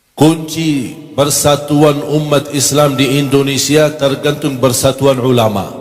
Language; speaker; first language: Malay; non-native, fluent; Arabic